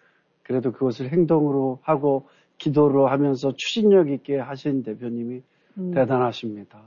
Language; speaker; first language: Korean; native; Korean